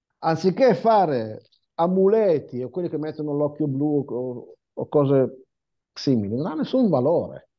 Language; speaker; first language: Italian; non-native, fluent; Hebrew